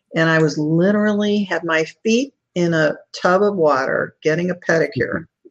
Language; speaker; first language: English; native; English